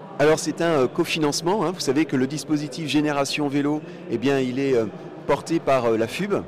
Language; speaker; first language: French; native; French